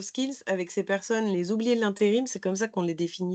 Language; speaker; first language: French; native; French